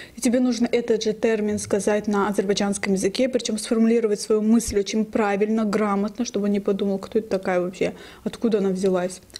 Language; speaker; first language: Russian; non-native, local second language; Lezghian